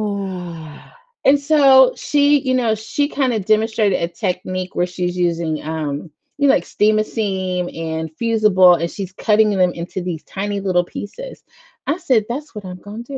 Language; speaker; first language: English; native; English